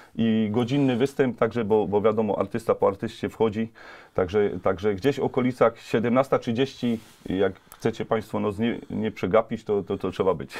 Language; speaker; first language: Polish; native; Polish